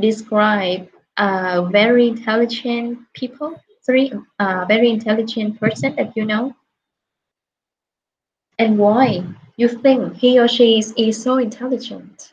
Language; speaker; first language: English; non-native, fluent; Vietnamese